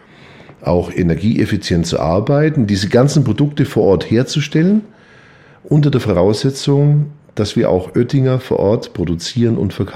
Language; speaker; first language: German; native; German